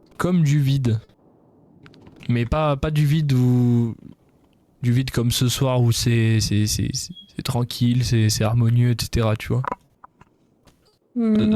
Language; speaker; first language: French; native; French